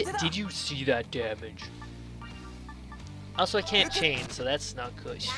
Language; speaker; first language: English; native; English